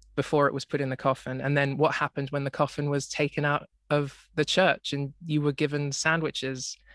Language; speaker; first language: English; native; English